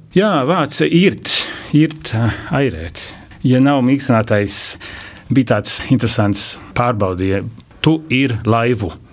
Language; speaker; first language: Latvian; early bilingual, heritage; Latvian